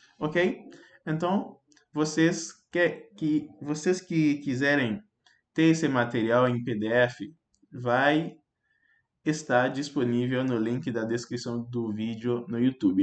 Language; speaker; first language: Portuguese; non-native, fluent; French